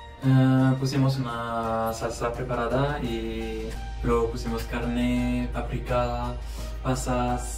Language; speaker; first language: Spanish; non-native, learner; French